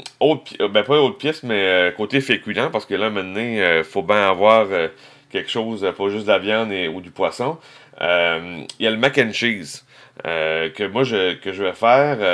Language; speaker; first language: French; native; French